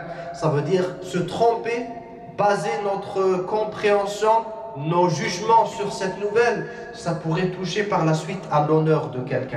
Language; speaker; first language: French; non-native, local second language; Arabic